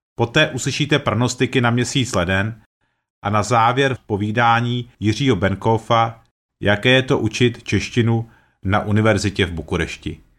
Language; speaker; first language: Czech; early bilingual, heritage; Czech